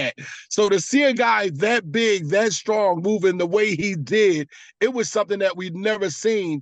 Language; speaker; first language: English; native; English